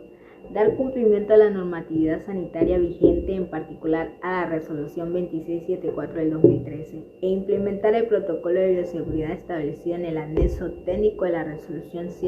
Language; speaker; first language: Spanish; native; Spanish